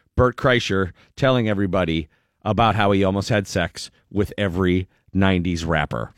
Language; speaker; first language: English; native; English